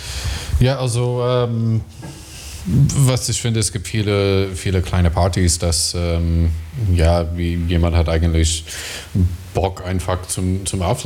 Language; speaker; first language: German; non-native, learner; English